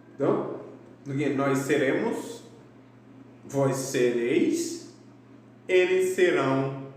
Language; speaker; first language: Portuguese; non-native, fluent; Haitian Creole